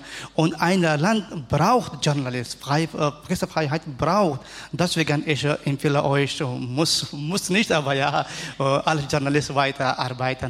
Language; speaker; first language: German; non-native, learner; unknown